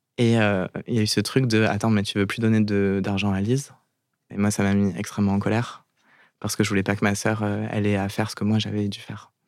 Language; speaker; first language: French; native; French